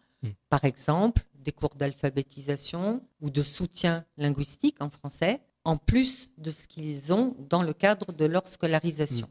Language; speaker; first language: French; native; French